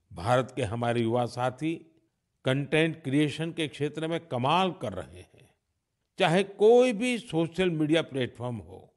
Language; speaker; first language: Hindi; non-native, local second language; Gujarati